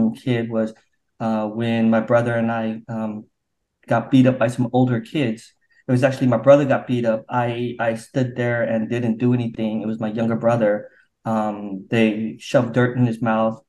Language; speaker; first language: English; native; English